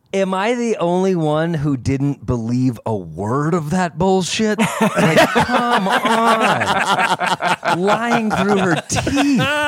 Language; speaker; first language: English; native; English